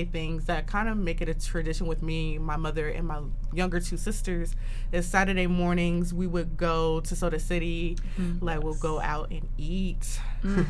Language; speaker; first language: English; native; English